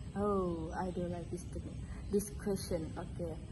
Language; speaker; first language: English; non-native, local second language; Malay